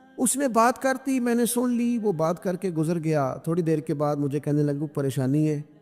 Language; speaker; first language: Urdu; non-native, local second language; Punjabi